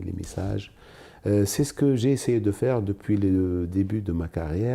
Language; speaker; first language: French; non-native, local second language; Arabic